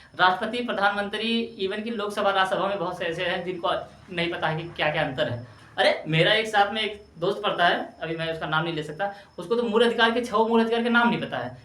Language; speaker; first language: Hindi; native; Hindi